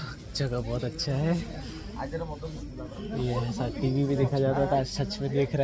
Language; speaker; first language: Hindi; non-native, local second language; Bangla